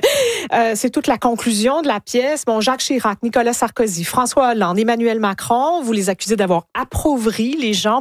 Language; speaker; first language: French; native; French